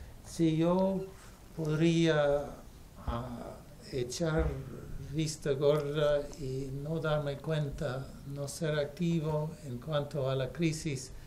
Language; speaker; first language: Spanish; non-native, fluent; English